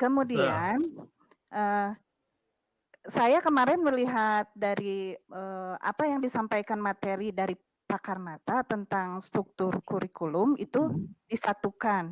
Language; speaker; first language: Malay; non-native, local second language; Sundanese